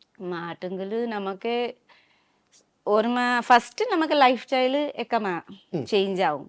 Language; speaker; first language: Malayalam; non-native, learner; Nepali